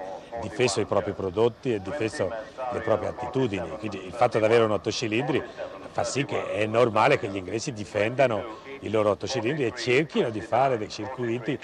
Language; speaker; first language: Italian; native; Italian